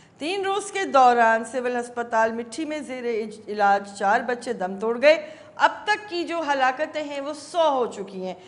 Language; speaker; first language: Urdu; native; Urdu